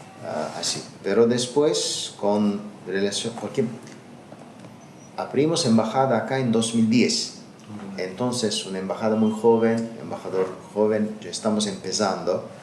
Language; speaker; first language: Spanish; non-native, learner; Azerbaijani